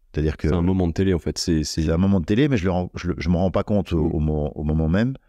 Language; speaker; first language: French; native; French